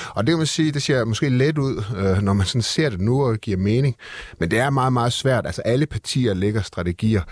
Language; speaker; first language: Danish; native; Danish